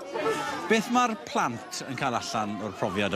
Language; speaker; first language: Welsh; native; Welsh